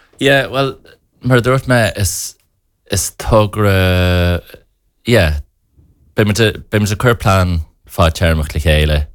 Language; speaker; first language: Irish; native; Irish